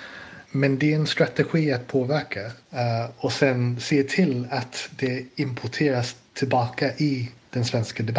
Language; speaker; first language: Swedish; non-native, fluent; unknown